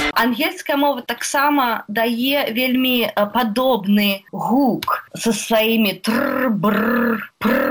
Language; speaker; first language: Belarusian; native; Belarusian